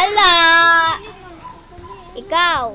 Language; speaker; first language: Filipino; non-native, local second language; Cebuano